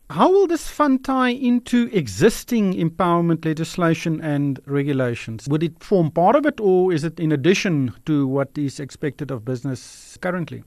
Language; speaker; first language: English; non-native, local second language; Afrikaans